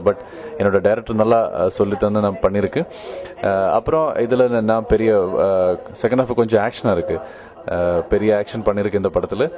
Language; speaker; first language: Tamil; non-native, learner; Malayalam